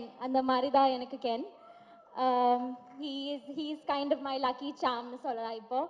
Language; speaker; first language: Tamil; non-native, learner; Malayalam